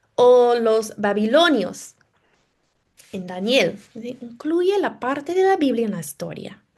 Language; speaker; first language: Spanish; non-native, fluent; English